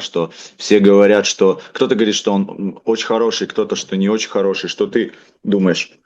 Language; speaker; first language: Russian; native; Russian